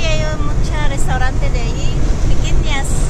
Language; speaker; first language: Spanish; non-native, learner; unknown